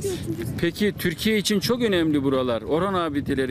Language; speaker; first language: Turkish; native; Turkish